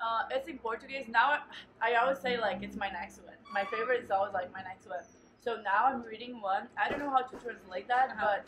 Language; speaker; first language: English; non-native, fluent; Portuguese